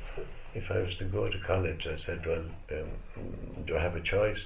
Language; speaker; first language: English; native; English